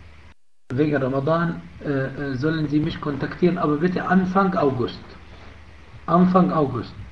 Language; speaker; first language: German; non-native, fluent; Arabic